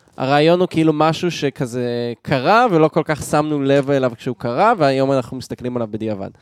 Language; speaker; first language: Hebrew; native; Hebrew